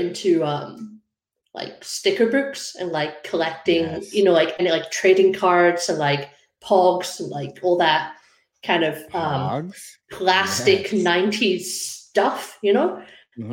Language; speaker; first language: English; native; English